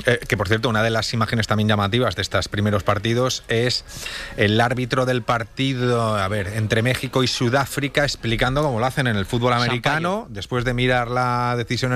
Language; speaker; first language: Spanish; native; Spanish